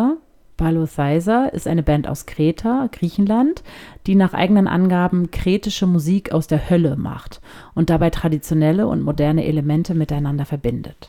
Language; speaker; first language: German; native; German